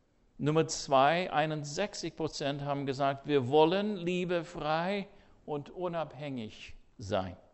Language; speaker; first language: German; non-native, fluent; English